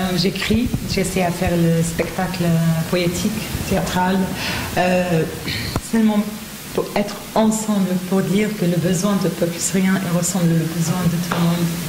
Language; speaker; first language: French; non-native, fluent; Arabic